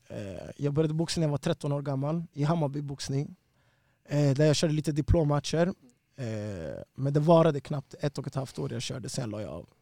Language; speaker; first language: Swedish; early bilingual, other home language; Spanish